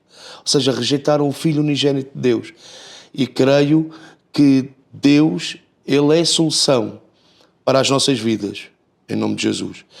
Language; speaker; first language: Portuguese; native; Portuguese